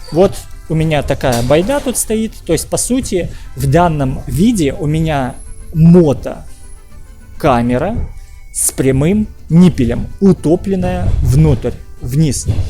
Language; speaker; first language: Russian; native; Russian